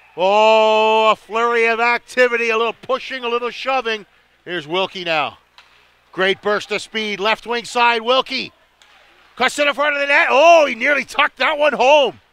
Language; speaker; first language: English; native; English